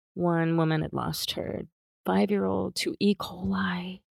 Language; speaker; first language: English; native; English